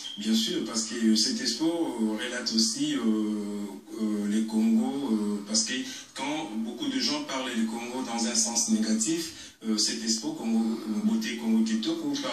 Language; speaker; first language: French; non-native, local second language; Lingala